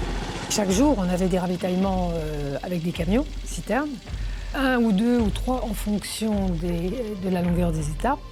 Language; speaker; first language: French; native; French